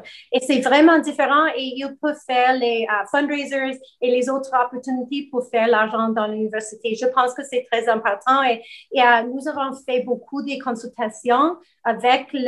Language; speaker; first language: French; non-native, learner; English